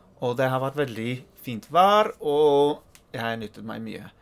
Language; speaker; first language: Norwegian; non-native, learner; English